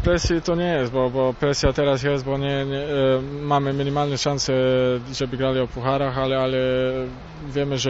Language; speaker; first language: Polish; non-native, fluent; Bosnian